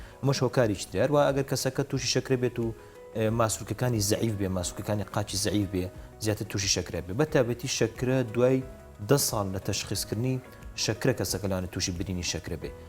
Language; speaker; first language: Central Kurdish; native; Central Kurdish